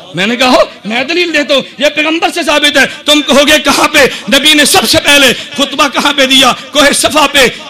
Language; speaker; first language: Urdu; non-native, local second language; Punjabi